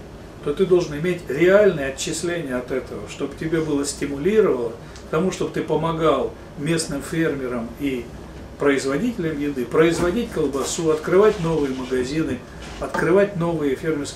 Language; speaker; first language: Russian; native; Russian